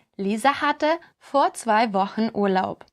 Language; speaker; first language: German; non-native, fluent; Ukrainian